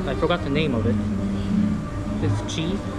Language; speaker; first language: English; non-native, fluent; Korean